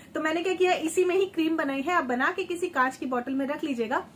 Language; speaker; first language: Hindi; native; Hindi